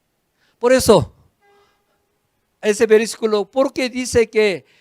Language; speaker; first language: Spanish; non-native, fluent; Korean